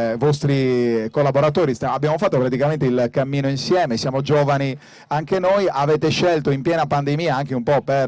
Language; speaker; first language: Italian; native; Italian